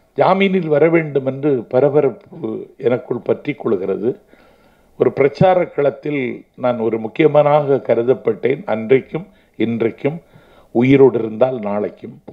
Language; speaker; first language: Tamil; native; Tamil